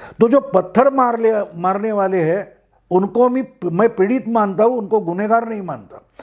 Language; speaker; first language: Hindi; non-native, local second language; Marathi